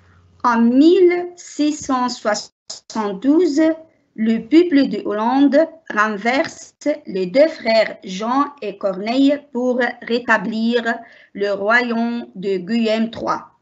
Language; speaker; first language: French; non-native, learner; Arabic